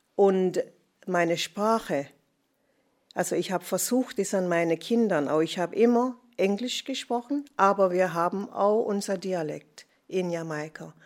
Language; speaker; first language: German; non-native, fluent; English